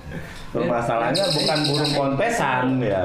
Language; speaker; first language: Indonesian; non-native, local second language; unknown